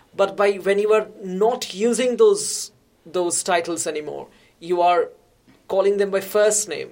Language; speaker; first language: English; non-native, local second language; Bangla